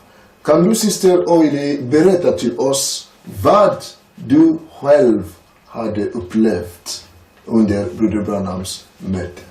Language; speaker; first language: Swedish; non-native, learner; French